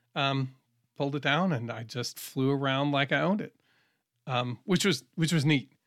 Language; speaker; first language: English; native; English